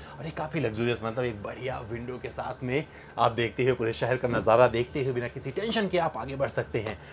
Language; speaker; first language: Hindi; native; Hindi